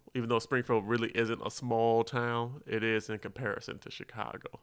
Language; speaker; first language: English; native; English